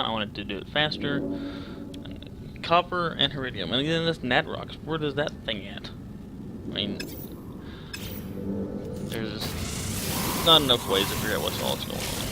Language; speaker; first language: English; native; English